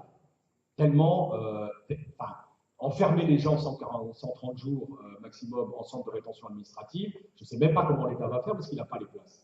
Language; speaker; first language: French; native; French